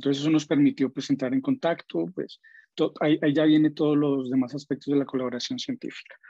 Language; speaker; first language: Spanish; native; Spanish